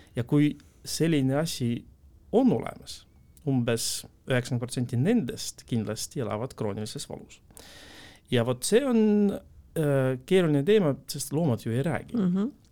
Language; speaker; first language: Estonian; non-native, local second language; Russian